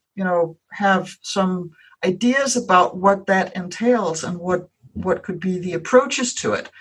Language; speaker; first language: English; non-native, fluent; Danish